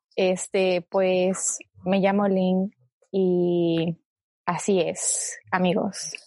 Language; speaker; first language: Spanish; early bilingual, other home language; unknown